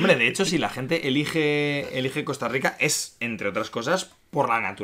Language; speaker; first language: Spanish; native; Spanish